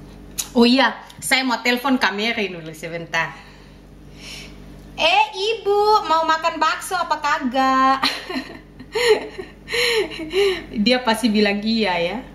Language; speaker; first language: Indonesian; non-native, local second language; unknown